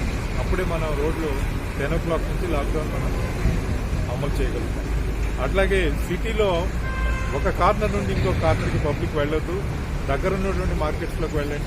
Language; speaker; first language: Telugu; native; Telugu